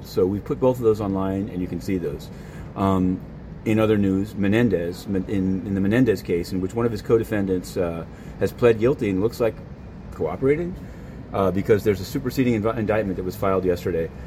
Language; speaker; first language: English; native; English